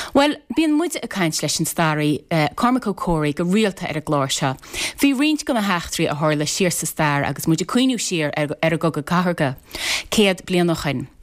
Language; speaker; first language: Irish; native; Irish